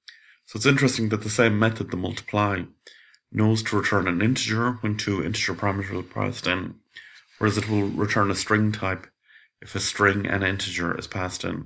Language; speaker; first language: English; native; English